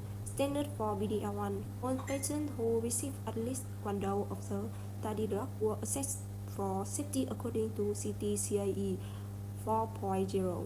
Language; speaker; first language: English; non-native, learner; Vietnamese